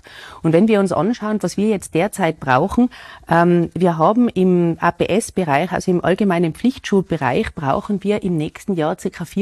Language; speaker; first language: German; native; German